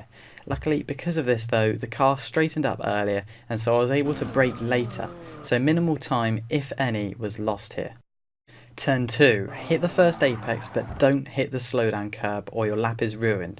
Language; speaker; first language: English; native; English